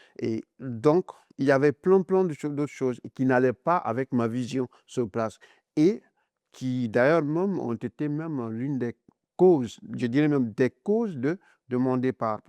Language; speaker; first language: French; non-native, local second language; Mandingo